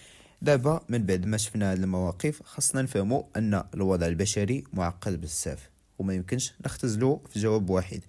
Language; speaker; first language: Arabic; native; Arabic